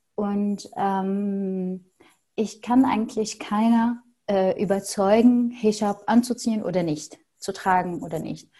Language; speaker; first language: German; non-native, fluent; Arabic